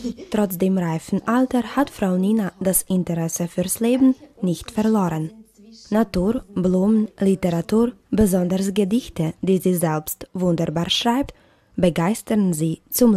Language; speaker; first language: German; non-native, fluent; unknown